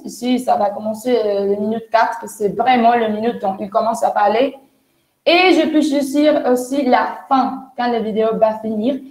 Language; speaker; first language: French; non-native, fluent; Spanish